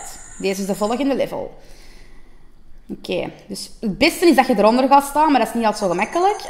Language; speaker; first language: Dutch; native; Dutch